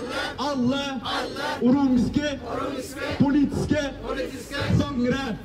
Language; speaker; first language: Norwegian; non-native, learner; Oromo